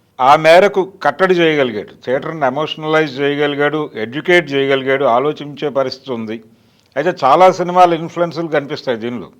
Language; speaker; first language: Telugu; native; Telugu